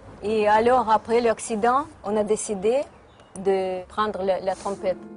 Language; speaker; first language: French; non-native, fluent; Russian